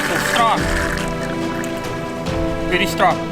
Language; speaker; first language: English; non-native, learner; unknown